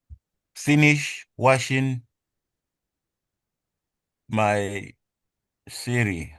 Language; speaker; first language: English; non-native, learner; French